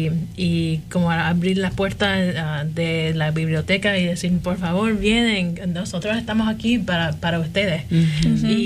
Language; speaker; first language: Spanish; early bilingual, heritage; Spanish